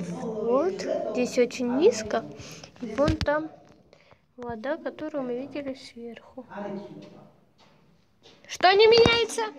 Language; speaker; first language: Russian; native; Russian